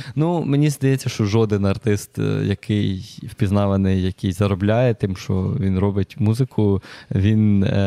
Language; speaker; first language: Ukrainian; native; Ukrainian